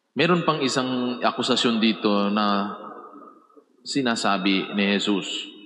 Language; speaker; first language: Filipino; native; Filipino